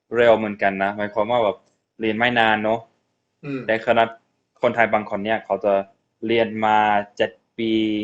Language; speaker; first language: Thai; non-native, fluent; English